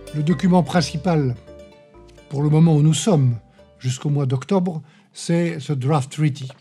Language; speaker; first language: French; native; French